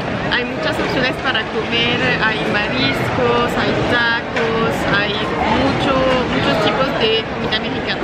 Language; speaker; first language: Spanish; non-native, fluent; French